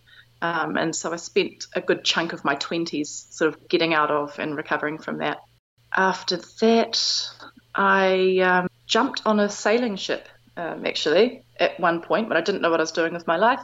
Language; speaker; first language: English; native; English